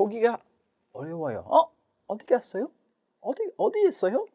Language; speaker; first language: Korean; non-native, learner; English